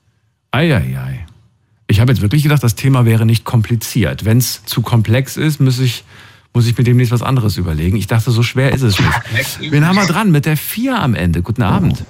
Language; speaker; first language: German; native; German